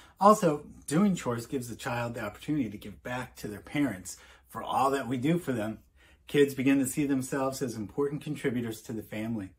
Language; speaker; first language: English; native; English